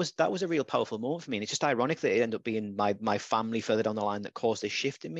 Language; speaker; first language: English; native; English